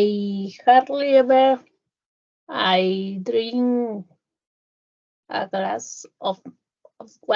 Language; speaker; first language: English; non-native, learner; Spanish